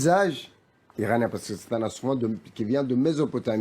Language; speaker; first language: French; non-native, fluent; Persian